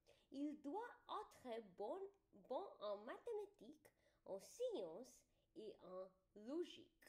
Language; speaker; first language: French; non-native, learner; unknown